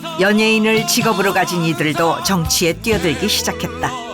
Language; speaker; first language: Korean; native; Korean